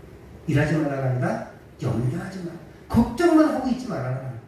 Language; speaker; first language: Korean; native; Korean